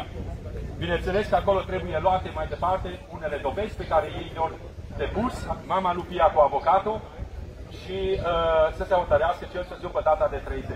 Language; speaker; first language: Romanian; native; Romanian